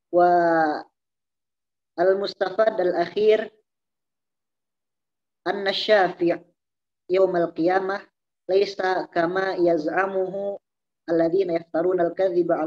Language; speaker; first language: Arabic; non-native, learner; Indonesian